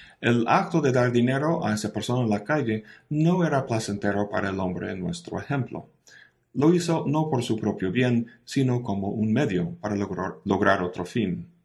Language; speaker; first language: Spanish; non-native, fluent; English